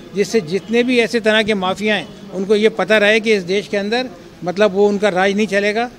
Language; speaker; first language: Hindi; native; Hindi